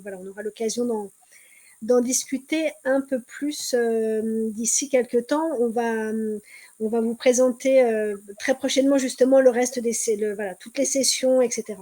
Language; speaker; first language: French; native; French